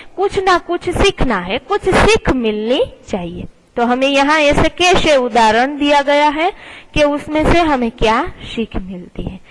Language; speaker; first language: Hindi; non-native, local second language; Gujarati